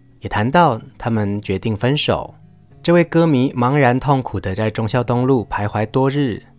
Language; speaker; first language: Chinese; native; Chinese